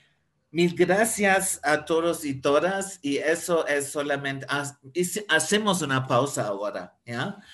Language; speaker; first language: Spanish; non-native, fluent; German